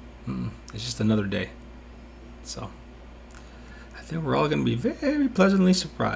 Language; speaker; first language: English; native; English